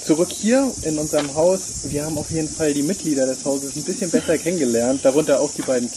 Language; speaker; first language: German; native; German